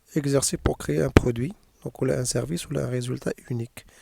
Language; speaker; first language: French; non-native, local second language; Arabic